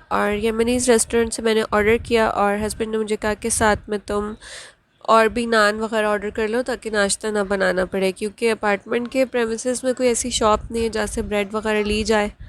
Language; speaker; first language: Urdu; native; Urdu